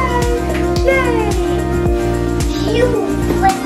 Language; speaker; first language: Chinese; early bilingual, heritage; Chinese